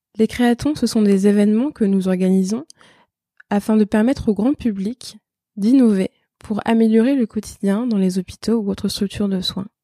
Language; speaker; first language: French; native; French